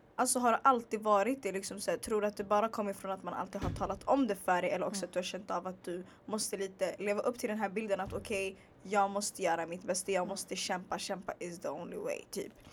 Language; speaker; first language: Swedish; native; Swedish